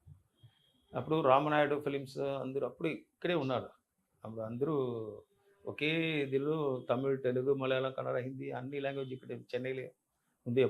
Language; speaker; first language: Telugu; non-native, learner; Tamil